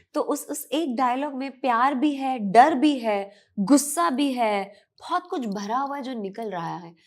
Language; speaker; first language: Hindi; native; Hindi